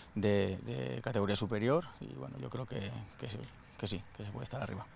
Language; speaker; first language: Spanish; native; Spanish